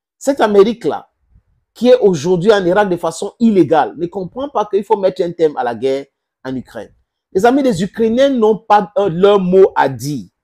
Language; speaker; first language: French; non-native, local second language; English